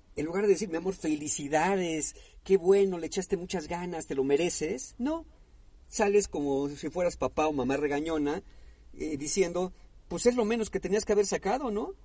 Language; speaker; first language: Spanish; native; Spanish